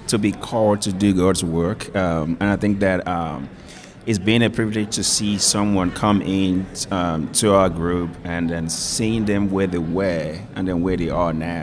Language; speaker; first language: English; non-native, local second language; Yoruba